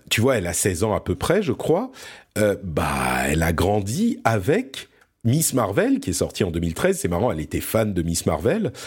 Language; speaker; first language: French; early bilingual, other home language; Arabic